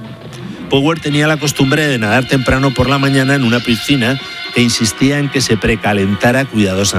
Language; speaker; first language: Spanish; native; Spanish